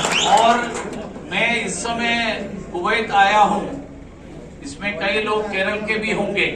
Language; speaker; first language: Hindi; non-native, local second language; Malayalam